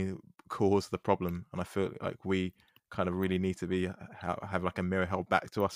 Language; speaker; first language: English; native; English